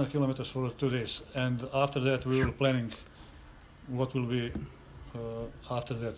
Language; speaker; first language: English; non-native, learner; Croatian